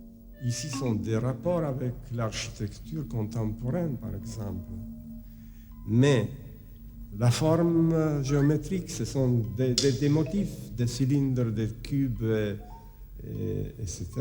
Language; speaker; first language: French; non-native, fluent; Czech